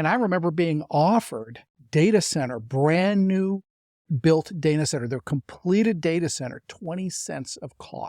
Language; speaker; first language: English; native; English